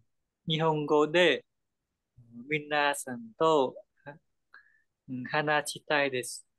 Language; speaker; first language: Japanese; non-native, learner; Vietnamese